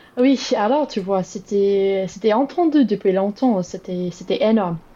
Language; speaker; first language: French; non-native, learner; English